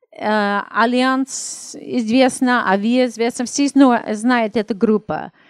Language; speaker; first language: Russian; non-native, learner; English